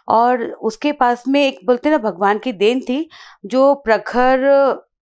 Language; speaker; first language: Hindi; native; Hindi